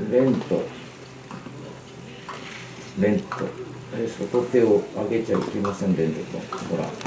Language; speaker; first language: Japanese; native; Japanese